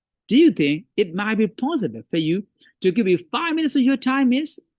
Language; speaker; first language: English; non-native, fluent; Burmese